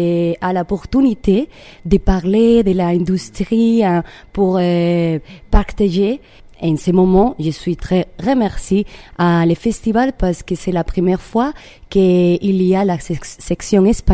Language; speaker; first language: French; non-native, learner; Spanish